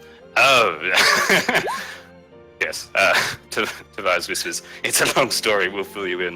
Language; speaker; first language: English; native; English